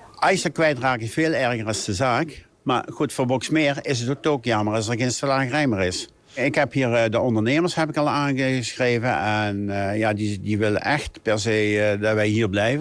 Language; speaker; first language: Dutch; native; Dutch